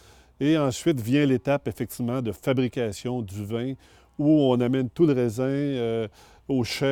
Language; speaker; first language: French; native; French